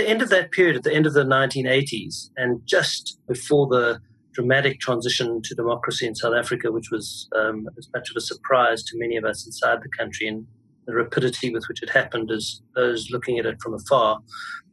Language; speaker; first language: English; native; English